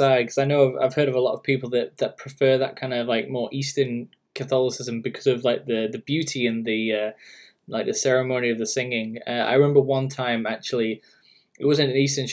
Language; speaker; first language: English; native; English